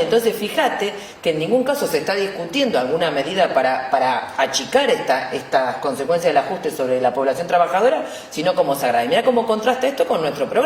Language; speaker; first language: Spanish; native; Spanish